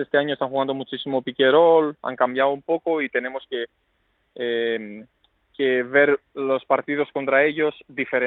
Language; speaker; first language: Spanish; non-native, fluent; Greek